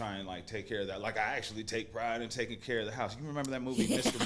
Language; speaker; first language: English; native; English